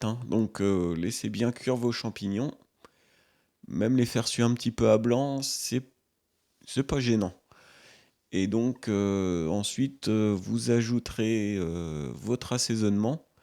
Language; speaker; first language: French; native; French